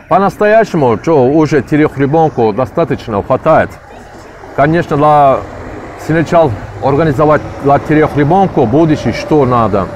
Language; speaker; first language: Russian; non-native, learner; Turkish